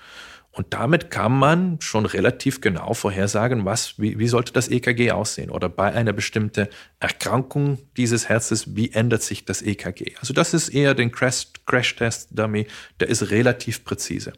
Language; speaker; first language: German; non-native, fluent; Dutch